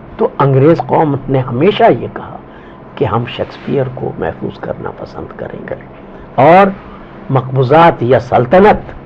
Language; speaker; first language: Urdu; non-native, local second language; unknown